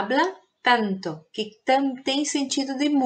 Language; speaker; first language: Spanish; non-native, fluent; Portuguese